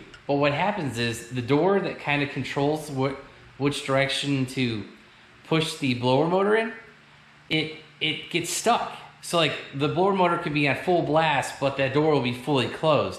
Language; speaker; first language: English; native; English